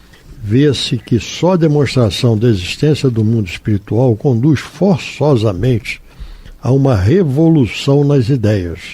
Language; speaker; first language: Portuguese; native; Portuguese